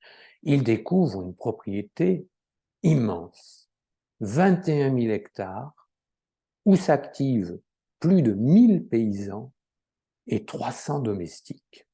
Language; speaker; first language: French; native; French